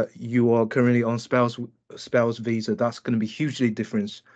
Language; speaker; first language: English; non-native, fluent; Chinese